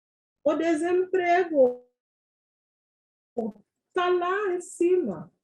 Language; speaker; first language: Portuguese; non-native, fluent; Haitian Creole